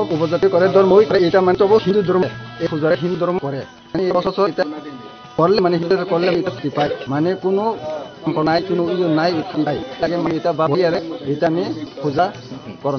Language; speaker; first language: Bangla; non-native, local second language; Kok Borok